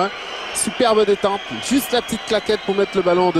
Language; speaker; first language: French; native; French